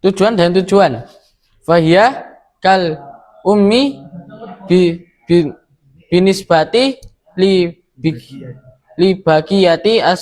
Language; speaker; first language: Arabic; non-native, fluent; Indonesian